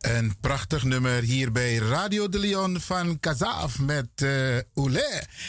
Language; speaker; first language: Dutch; native; Dutch